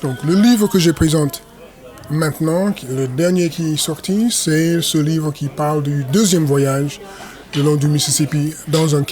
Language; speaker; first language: French; non-native, fluent; English